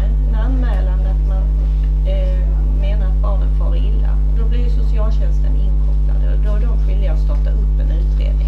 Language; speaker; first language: Swedish; native; Swedish